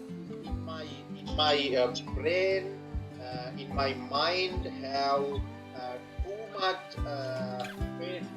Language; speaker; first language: English; non-native, learner; Sinhala